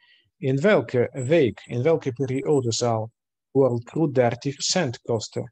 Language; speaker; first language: Dutch; non-native, fluent; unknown